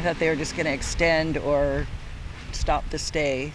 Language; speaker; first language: English; native; English